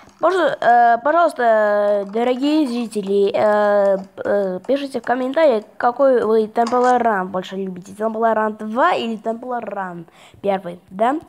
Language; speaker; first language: Russian; non-native, fluent; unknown